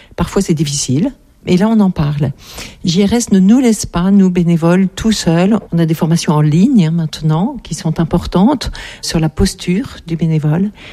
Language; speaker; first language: French; native; French